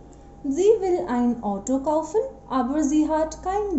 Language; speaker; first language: German; non-native, fluent; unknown